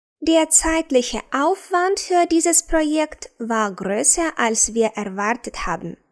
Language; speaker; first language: German; non-native, fluent; Ukrainian